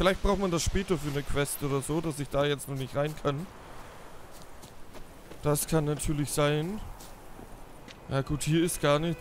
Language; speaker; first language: German; native; German